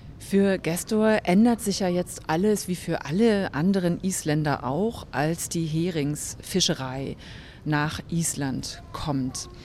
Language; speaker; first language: German; native; German